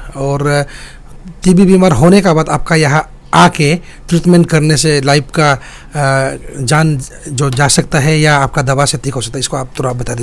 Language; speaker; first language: Hindi; non-native, local second language; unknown